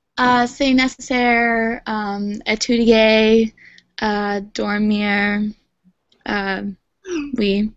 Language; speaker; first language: French; non-native, learner; English